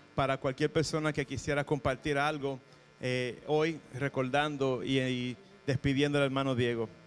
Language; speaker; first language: Spanish; early bilingual, heritage; Spanish